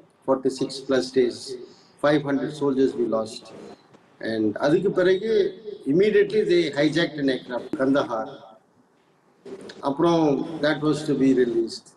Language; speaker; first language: English; non-native, local second language; Tamil